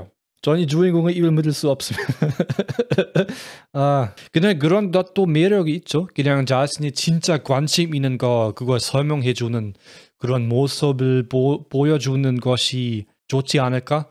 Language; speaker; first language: Korean; non-native, fluent; German